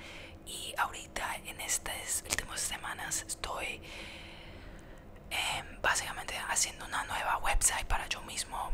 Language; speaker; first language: Spanish; early bilingual, heritage; Spanish